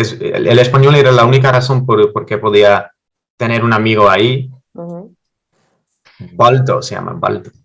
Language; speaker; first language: Spanish; non-native, fluent; Dutch